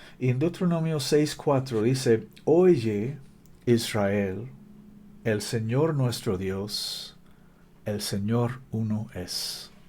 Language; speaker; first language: Spanish; non-native, fluent; English